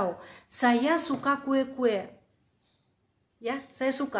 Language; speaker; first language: Indonesian; non-native, fluent; Russian